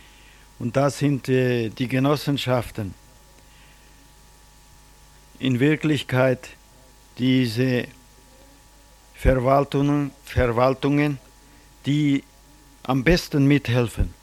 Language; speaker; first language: German; early bilingual, heritage; German